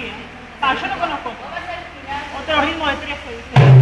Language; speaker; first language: Spanish; native; Spanish